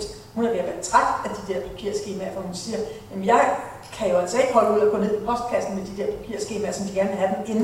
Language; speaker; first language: Danish; native; Danish